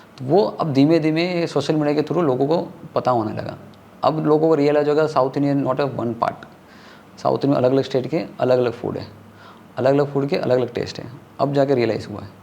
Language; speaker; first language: Hindi; non-native, local second language; Tamil